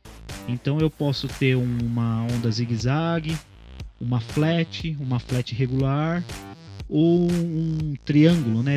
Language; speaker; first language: Portuguese; native; Portuguese